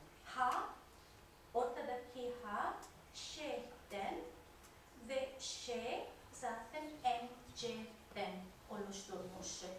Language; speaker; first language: Turkish; non-native, fluent; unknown